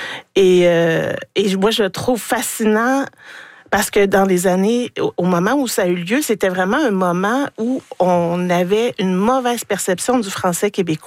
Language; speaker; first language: French; native; French